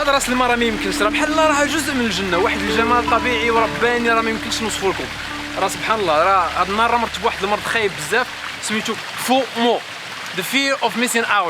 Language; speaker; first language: Arabic; native; Arabic